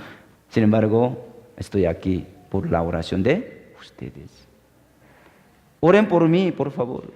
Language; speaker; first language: Spanish; non-native, fluent; Korean